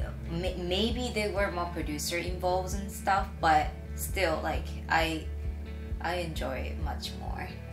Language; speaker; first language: English; non-native, fluent; Japanese